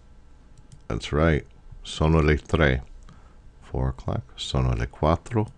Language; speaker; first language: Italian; non-native, fluent; English